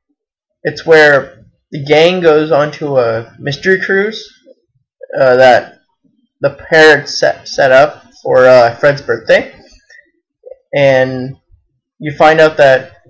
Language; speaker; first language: English; native; English